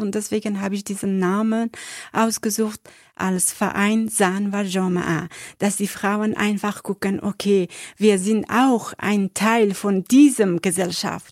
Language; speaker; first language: German; non-native, learner; Persian